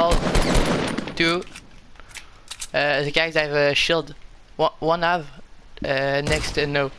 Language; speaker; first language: English; non-native, learner; French